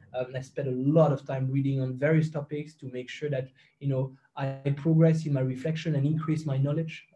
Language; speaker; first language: English; non-native, fluent; French